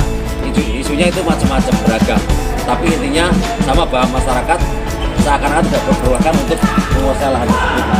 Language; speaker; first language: Indonesian; native; Indonesian